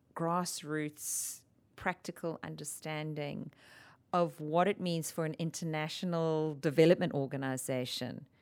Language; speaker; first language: English; native; English